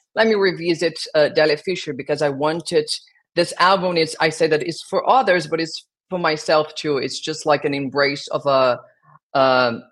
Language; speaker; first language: English; non-native, fluent; Portuguese